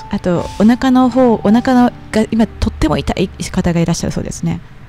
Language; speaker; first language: Japanese; native; Japanese